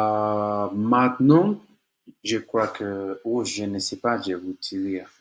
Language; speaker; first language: French; non-native, learner; Spanish